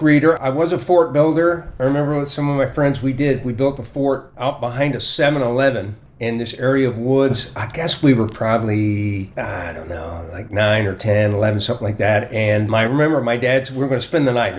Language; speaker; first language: English; native; English